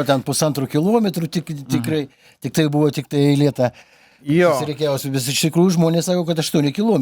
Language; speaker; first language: Lithuanian; native; Lithuanian